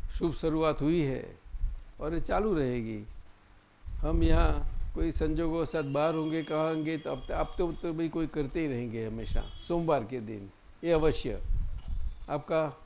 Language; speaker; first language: Hindi; non-native, local second language; Gujarati